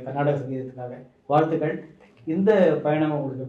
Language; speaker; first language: Tamil; native; Tamil